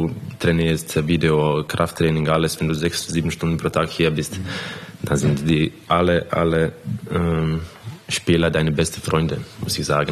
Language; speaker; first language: German; non-native, fluent; Croatian